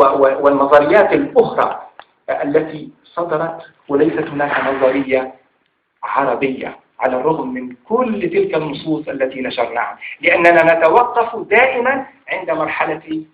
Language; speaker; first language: Arabic; native; Arabic